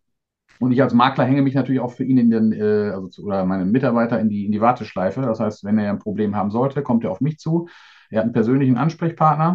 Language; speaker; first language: German; native; German